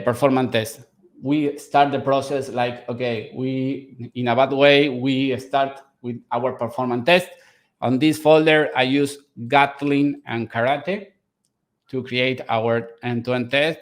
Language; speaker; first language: English; non-native, fluent; Spanish